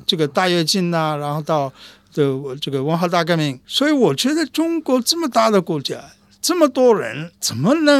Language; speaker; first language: Chinese; non-native, fluent; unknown